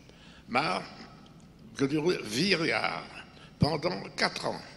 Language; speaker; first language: Dutch; non-native, local second language; French